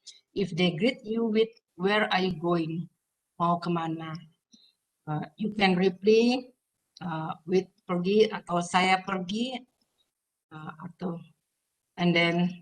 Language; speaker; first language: English; non-native, fluent; Indonesian